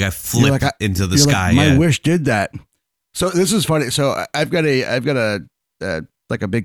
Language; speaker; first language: English; native; English